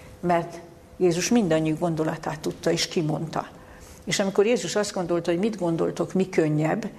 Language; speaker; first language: Hungarian; native; Hungarian